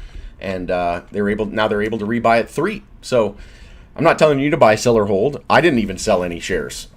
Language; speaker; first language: English; native; English